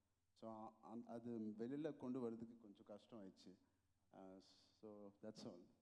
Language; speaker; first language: Tamil; non-native, local second language; Telugu